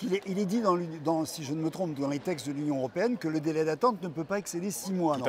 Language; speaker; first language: French; native; French